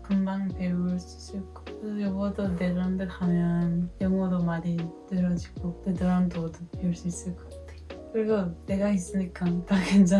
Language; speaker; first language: Korean; non-native, fluent; Dutch